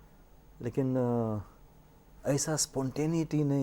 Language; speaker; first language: Hindi; non-native, local second language; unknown